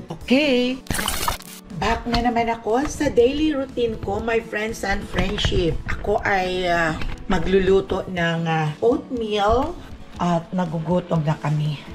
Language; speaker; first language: Filipino; non-native, local second language; Cebuano